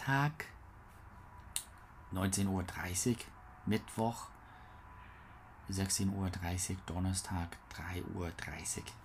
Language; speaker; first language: German; non-native, learner; English